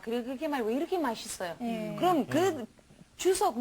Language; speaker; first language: Korean; non-native, learner; Romanian